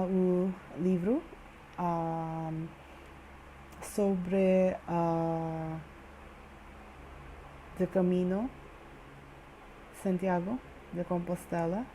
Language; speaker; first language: Portuguese; non-native, learner; English